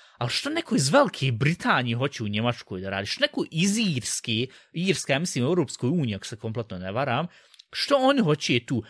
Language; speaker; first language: Bosnian; early bilingual, heritage; Bosnian